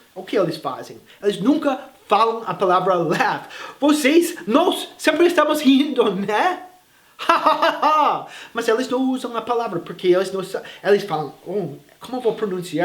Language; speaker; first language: Portuguese; non-native, fluent; English